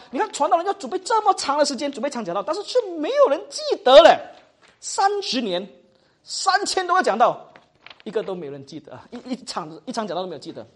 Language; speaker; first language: Chinese; native; Chinese